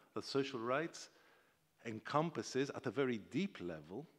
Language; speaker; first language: English; non-native, fluent; Greek